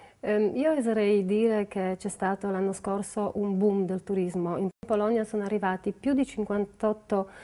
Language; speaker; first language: Italian; non-native, fluent; Polish